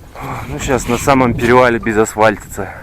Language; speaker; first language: Russian; native; Russian